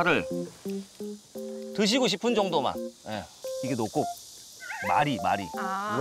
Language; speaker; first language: Korean; native; Korean